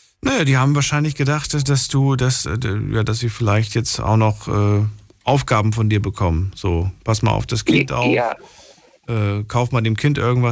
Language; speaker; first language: German; native; German